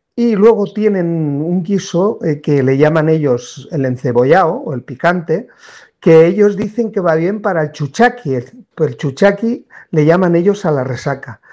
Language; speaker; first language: Spanish; native; Spanish